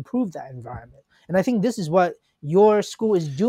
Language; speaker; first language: English; non-native, local second language; Cantonese